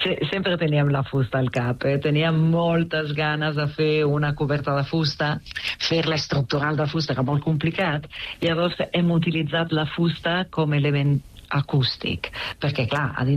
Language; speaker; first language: Catalan; non-native, fluent; Italian